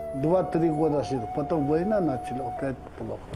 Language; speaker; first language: Russian; non-native, local second language; Korean